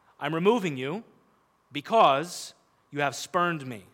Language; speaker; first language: English; native; English